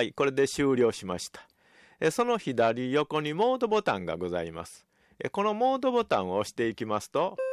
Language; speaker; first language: Japanese; native; Japanese